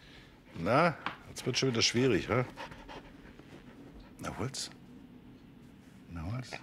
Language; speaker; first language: German; native; German